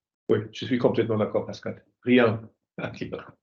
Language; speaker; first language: French; non-native, fluent; German